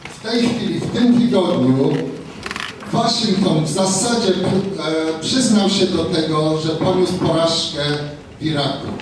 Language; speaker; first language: Polish; non-native, fluent; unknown